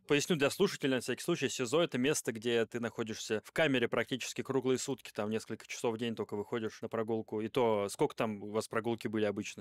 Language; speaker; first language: Russian; native; Russian